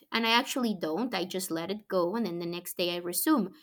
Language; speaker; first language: English; non-native, fluent; Spanish